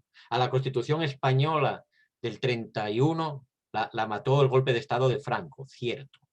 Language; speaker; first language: Spanish; native; Spanish